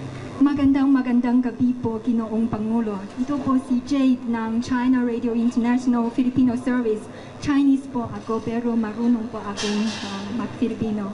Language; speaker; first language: Filipino; non-native, learner; Chinese